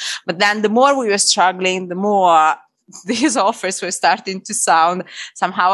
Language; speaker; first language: English; non-native, fluent; Italian